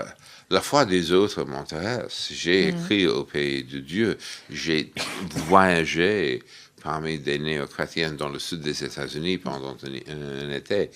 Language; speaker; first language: French; non-native, fluent; English